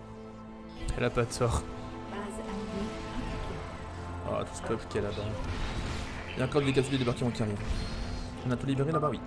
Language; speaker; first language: French; native; French